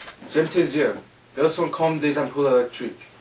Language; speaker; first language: French; non-native, learner; English